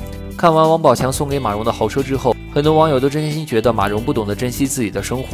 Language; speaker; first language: Chinese; native; Chinese